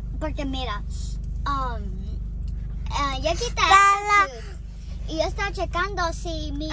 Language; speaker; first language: Spanish; early bilingual, heritage; Spanish